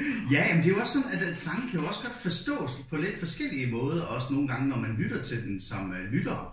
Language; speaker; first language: Danish; native; Danish